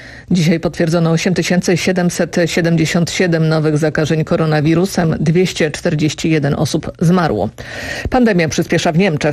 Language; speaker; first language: Polish; native; Polish